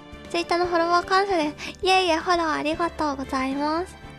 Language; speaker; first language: Japanese; native; Japanese